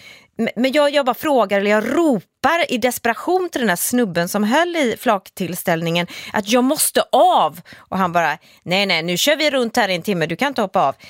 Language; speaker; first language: Swedish; native; Swedish